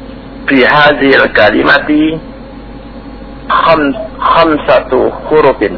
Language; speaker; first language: Arabic; non-native, learner; Indonesian